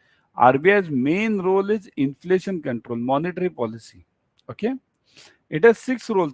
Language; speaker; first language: English; non-native, local second language; Hindi